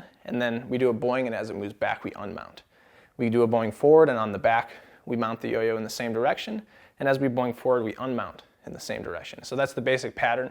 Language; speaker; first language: English; native; English